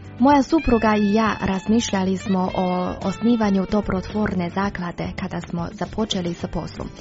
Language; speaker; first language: Croatian; non-native, fluent; Chinese